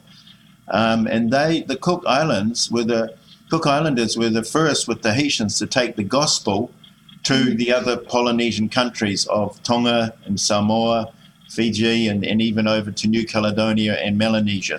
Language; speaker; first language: English; native; English